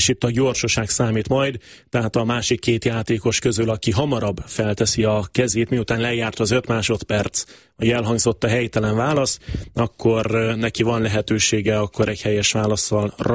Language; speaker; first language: Hungarian; native; Hungarian